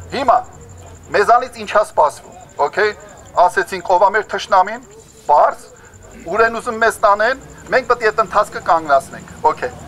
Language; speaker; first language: Armenian; native; Armenian